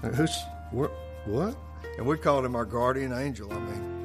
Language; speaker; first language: English; native; English